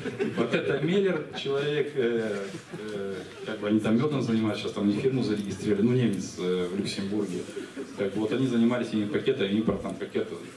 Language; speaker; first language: Russian; native; Russian